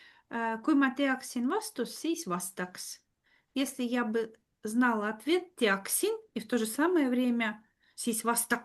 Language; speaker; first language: Estonian; non-native, fluent; Russian